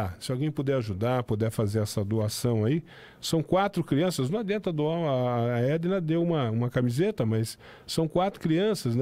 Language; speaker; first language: Portuguese; native; Portuguese